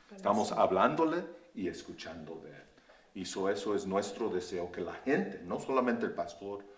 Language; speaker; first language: Spanish; early bilingual, other home language; English